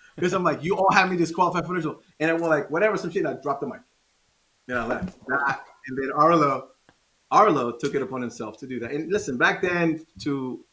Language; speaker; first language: English; non-native, fluent; Spanish